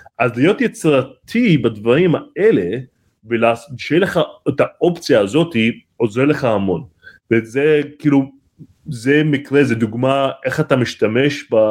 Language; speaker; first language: Hebrew; non-native, local second language; Arabic